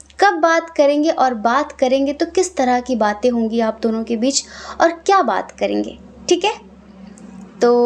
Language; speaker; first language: Hindi; native; Hindi